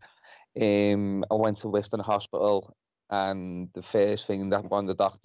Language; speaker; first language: English; native; English